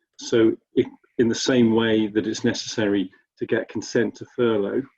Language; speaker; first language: English; native; English